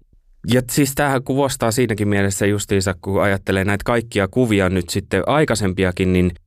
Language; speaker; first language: Finnish; native; Finnish